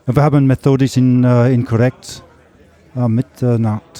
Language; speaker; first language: German; non-native, learner; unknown